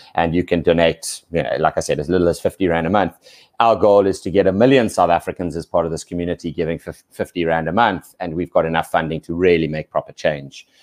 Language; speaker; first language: English; native; English